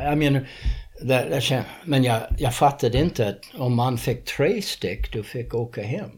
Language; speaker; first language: Swedish; non-native, learner; English